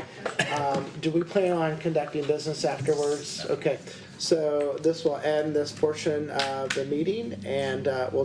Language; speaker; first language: English; native; English